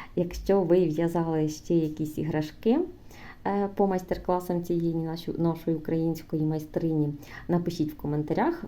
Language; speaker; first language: Ukrainian; non-native, local second language; Russian